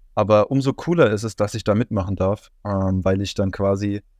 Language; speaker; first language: German; native; German